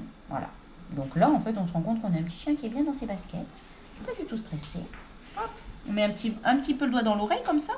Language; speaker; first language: French; native; French